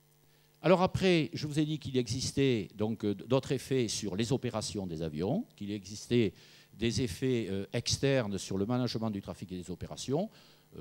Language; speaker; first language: French; native; French